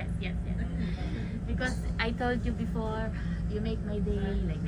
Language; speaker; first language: English; non-native, local second language; Filipino